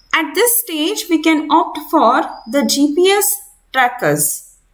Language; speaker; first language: English; non-native, local second language; Kannada